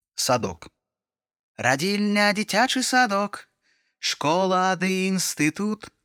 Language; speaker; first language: Belarusian; non-native, local second language; Russian